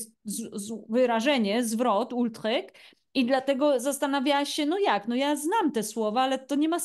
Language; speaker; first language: Polish; native; Polish